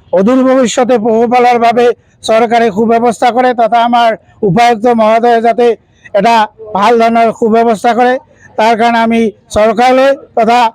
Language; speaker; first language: Assamese; non-native, local second language; Bangla